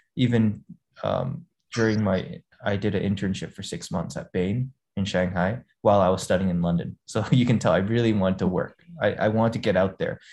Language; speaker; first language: English; native; English